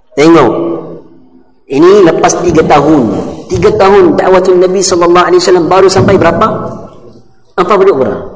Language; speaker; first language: Malay; non-native, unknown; Arabic